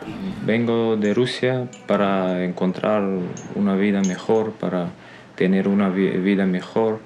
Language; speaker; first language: Spanish; non-native, fluent; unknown